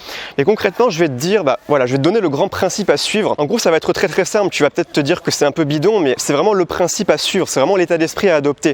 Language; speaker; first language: French; native; French